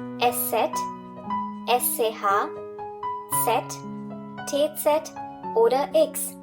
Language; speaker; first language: German; non-native, fluent; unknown